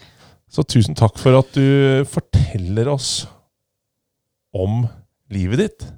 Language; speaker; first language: Norwegian; native; Norwegian